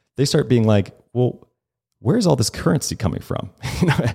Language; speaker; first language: English; native; English